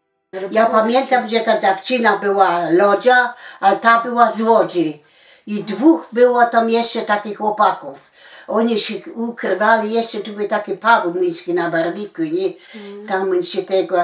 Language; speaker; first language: Polish; non-native, local second language; Kashubian